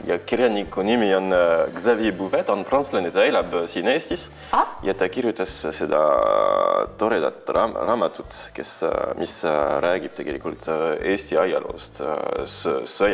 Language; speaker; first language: Estonian; non-native, fluent; French